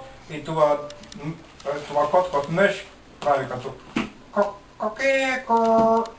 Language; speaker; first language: Bulgarian; non-native, learner; Finnish